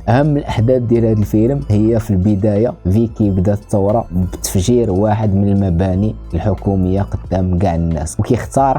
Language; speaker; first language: Arabic; native; Arabic